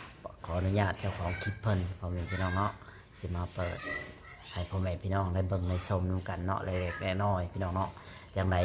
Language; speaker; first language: Thai; non-native, local second language; Northeastern Thai